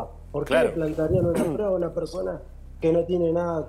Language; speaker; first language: Spanish; native; Spanish